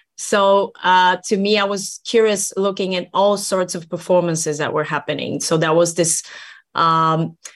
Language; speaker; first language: English; non-native, fluent; Portuguese